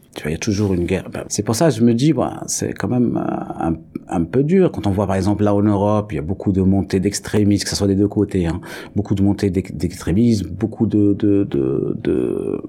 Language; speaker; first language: French; non-native, local second language; Arabic